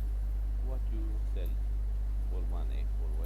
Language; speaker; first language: English; non-native, learner; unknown